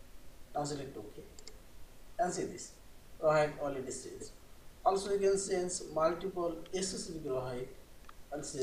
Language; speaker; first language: English; non-native, learner; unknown